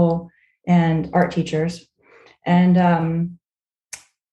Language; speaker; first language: English; native; English